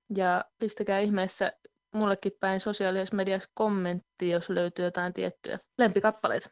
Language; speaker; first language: Finnish; native; Finnish